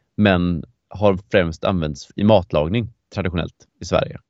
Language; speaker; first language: Swedish; native; Swedish